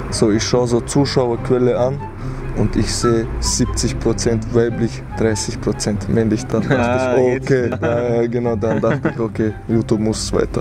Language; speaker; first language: German; early bilingual, other home language; Chechen